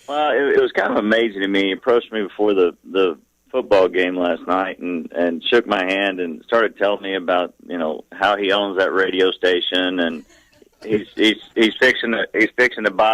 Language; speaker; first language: English; native; English